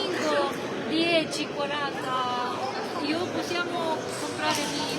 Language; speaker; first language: Italian; non-native, learner; Romanian